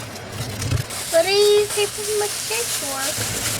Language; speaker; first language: English; native; English